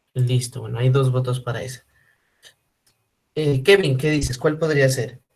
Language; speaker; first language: Spanish; native; Spanish